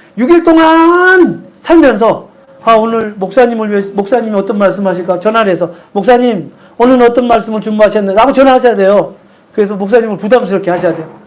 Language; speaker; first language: Korean; native; Korean